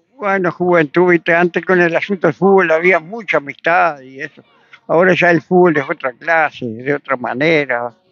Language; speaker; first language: Spanish; native; Spanish